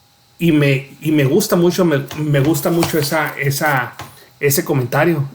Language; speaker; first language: Spanish; native; Spanish